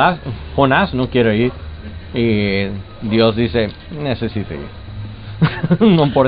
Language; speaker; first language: Spanish; non-native, learner; English